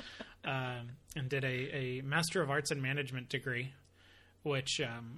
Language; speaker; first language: English; native; English